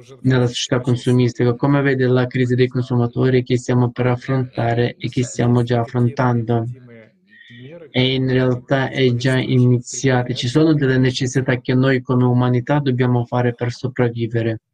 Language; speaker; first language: Italian; non-native, fluent; Russian